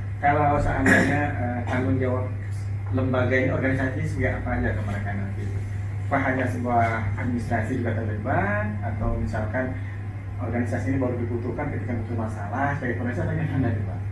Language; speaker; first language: Indonesian; native; Indonesian